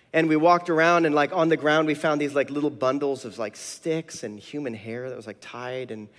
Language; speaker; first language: English; native; English